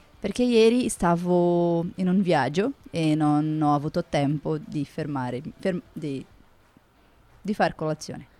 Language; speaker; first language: Italian; non-native, learner; Portuguese